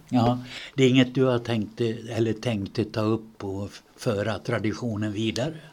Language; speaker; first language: Swedish; native; Swedish